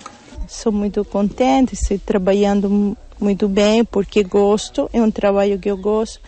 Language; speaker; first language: Portuguese; non-native, learner; Italian